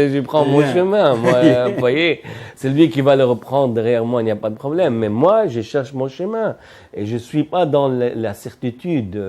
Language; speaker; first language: French; non-native, fluent; Arabic